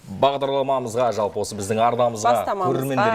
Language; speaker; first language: Kazakh; native; Kazakh